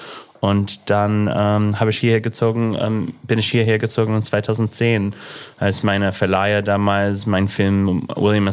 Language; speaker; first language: German; non-native, fluent; English